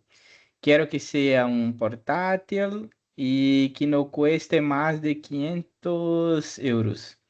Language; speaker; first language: Spanish; non-native, fluent; Portuguese